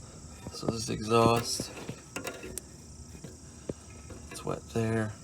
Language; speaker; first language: English; native; English